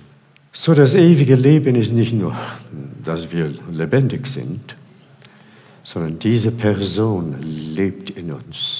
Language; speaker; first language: German; non-native, fluent; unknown